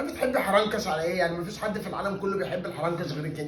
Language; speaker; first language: Arabic; native; Arabic